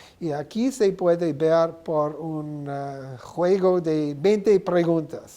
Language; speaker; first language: Spanish; non-native, learner; English